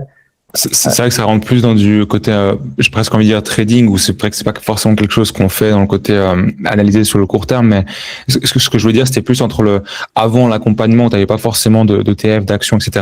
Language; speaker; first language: French; native; French